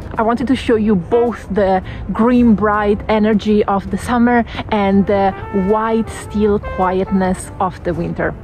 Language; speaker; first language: English; non-native, fluent; Italian